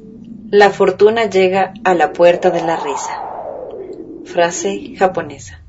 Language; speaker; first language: Spanish; native; Spanish